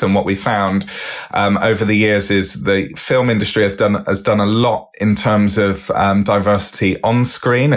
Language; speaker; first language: English; native; English